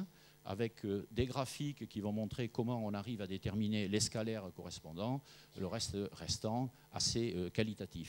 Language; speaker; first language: French; native; French